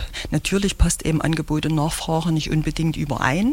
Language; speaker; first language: German; native; German